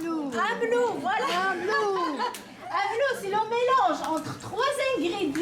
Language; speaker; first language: French; non-native, local second language; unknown